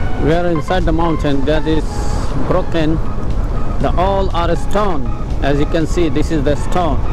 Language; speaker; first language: English; non-native, learner; Bangla